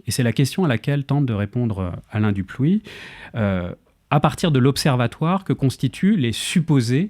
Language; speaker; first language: French; native; French